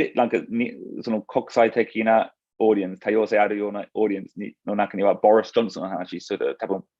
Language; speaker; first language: Japanese; non-native, fluent; English